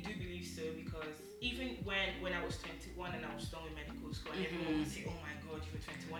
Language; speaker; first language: English; non-native, local second language; Yoruba